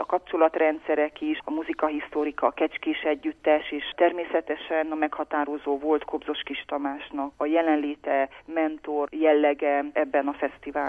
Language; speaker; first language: Hungarian; native; Hungarian